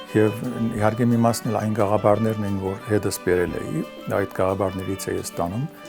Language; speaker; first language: Armenian; early bilingual, heritage; Armenian